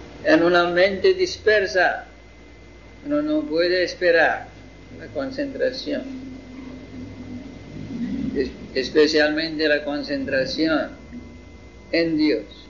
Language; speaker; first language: Spanish; non-native, fluent; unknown